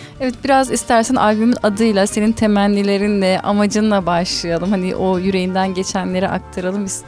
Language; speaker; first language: Turkish; native; Turkish